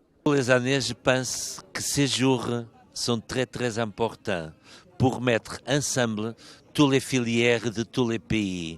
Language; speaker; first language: French; non-native, fluent; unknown